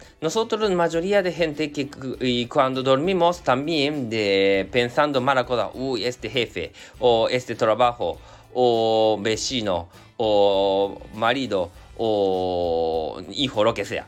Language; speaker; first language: Spanish; non-native, learner; Japanese